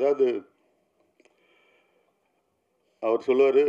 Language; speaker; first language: Tamil; native; Tamil